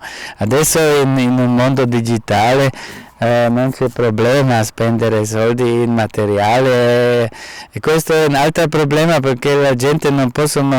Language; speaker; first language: Italian; non-native, fluent; German